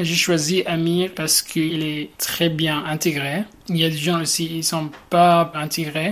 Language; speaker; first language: French; non-native, fluent; Arabic